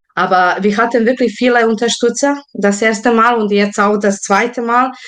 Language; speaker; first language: German; non-native, fluent; Serbian